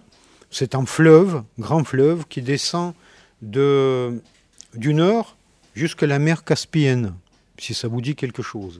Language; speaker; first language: French; non-native, fluent; Russian